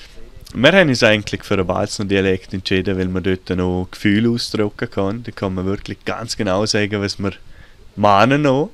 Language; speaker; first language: German; native; German